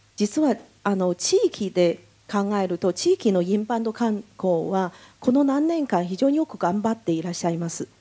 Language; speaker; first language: Japanese; non-native, fluent; Chinese